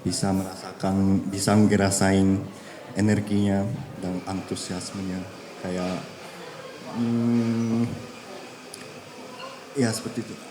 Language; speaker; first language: Indonesian; early bilingual, heritage; Japanese